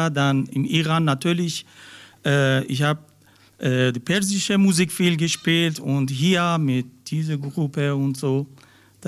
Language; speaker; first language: German; non-native, learner; Persian